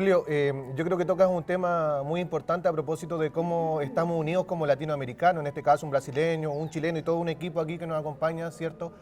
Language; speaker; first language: Spanish; native; Spanish